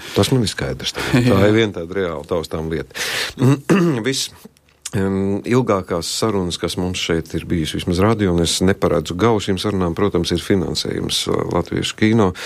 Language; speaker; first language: Latvian; native; Latvian